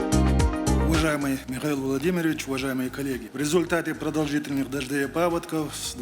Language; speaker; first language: Russian; non-native, local second language; Chechen